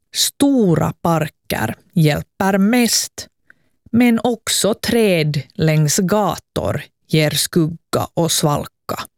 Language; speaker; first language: Swedish; native; Swedish